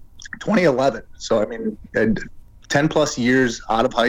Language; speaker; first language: English; native; English